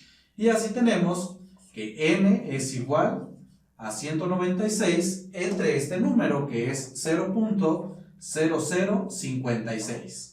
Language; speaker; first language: Spanish; native; Spanish